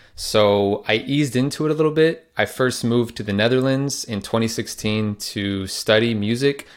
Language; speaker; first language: English; native; English